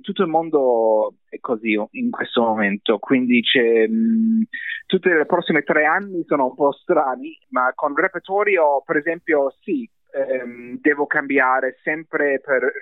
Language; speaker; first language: Italian; non-native, fluent; English